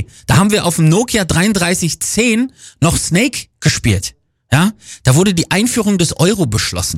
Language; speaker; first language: German; native; German